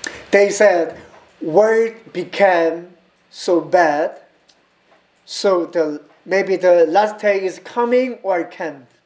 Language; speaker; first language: English; non-native, learner; Korean